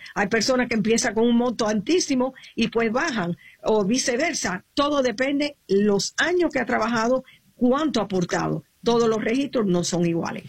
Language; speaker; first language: Spanish; early bilingual, heritage; Spanish